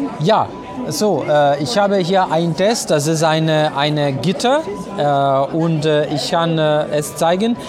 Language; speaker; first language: German; non-native, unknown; Italian